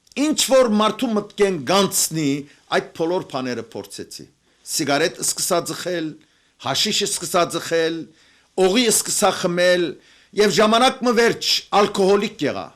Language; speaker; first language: Armenian; native; Armenian